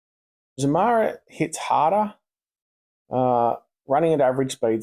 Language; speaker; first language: English; native; English